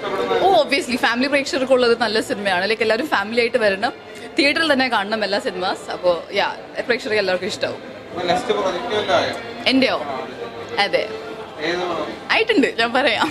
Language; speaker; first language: Malayalam; non-native, local second language; Punjabi